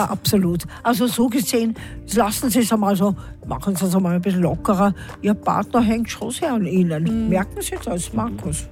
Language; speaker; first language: German; native; German